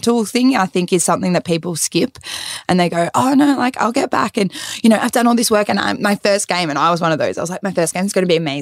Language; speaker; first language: English; native; English